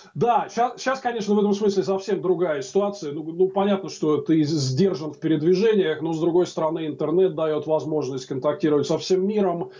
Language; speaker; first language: Russian; native; Russian